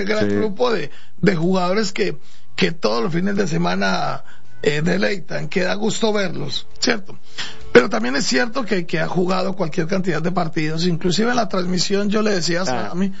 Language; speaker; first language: Spanish; native; Spanish